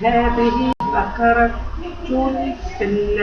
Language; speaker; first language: Arabic; non-native, learner; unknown